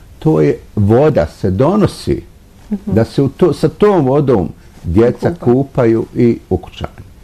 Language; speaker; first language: Bosnian; non-native, local second language; Romany